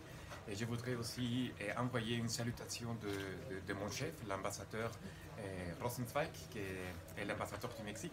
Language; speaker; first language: French; non-native, fluent; Spanish